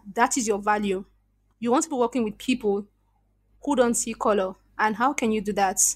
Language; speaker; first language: English; non-native, local second language; Igbo